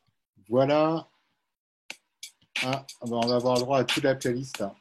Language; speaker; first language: French; native; French